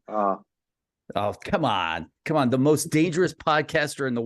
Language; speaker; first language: English; native; English